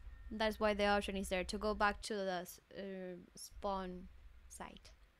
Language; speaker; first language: English; non-native, fluent; Spanish